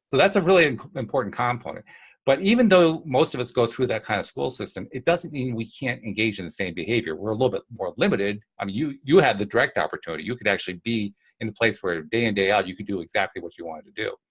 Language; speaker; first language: English; native; English